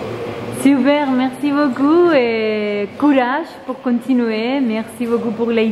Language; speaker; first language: French; non-native, learner; Spanish